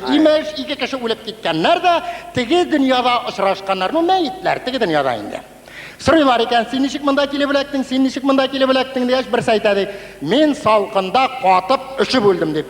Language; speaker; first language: Tatar; native; Tatar